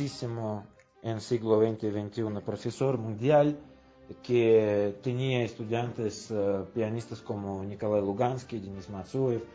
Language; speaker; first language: Spanish; non-native, fluent; Russian